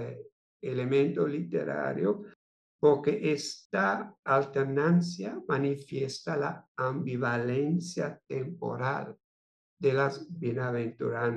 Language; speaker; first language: Spanish; non-native, fluent; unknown